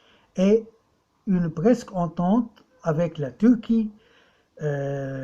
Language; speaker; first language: French; non-native, local second language; Arabic